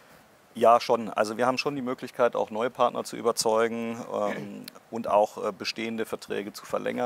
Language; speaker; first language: German; native; German